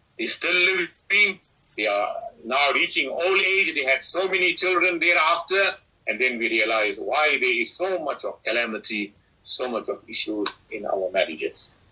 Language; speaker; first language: English; early bilingual, other home language; Urdu